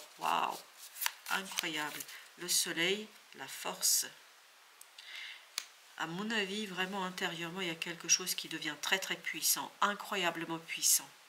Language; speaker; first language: French; native; French